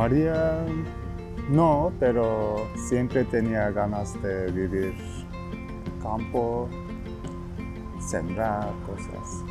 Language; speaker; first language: Spanish; non-native, learner; Turkish